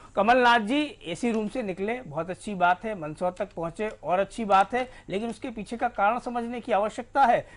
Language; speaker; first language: Hindi; native; Hindi